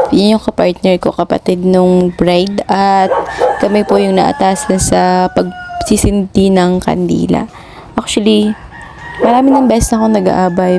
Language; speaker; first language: Filipino; native; Filipino